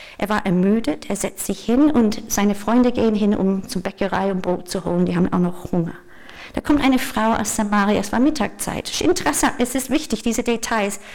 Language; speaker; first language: German; non-native, fluent; English